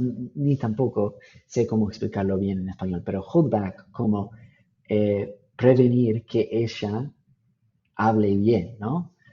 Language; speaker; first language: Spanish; non-native, fluent; English